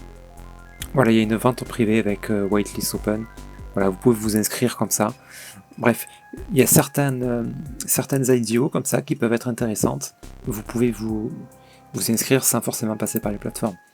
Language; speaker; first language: French; native; French